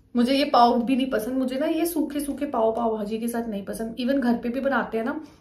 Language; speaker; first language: Hindi; native; Hindi